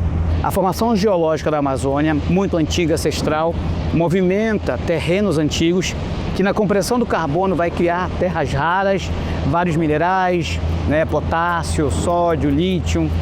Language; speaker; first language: Portuguese; native; Portuguese